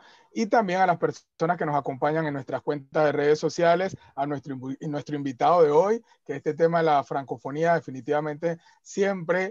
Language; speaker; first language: Spanish; native; Spanish